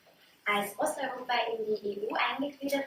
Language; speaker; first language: German; native; German